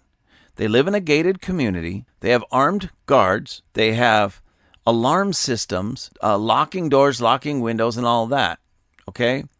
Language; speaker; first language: English; native; English